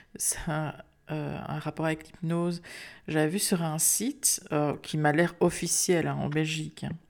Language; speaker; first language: French; native; French